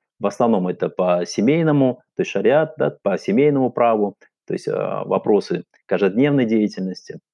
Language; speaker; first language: Russian; non-native, local second language; Uzbek